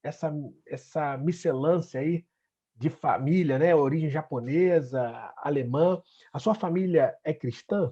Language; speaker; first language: Portuguese; native; Portuguese